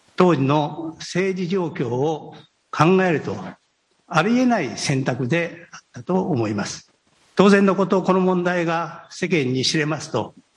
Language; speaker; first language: Japanese; native; Japanese